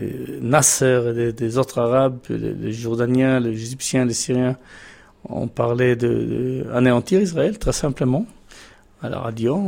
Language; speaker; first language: French; non-native, fluent; Hebrew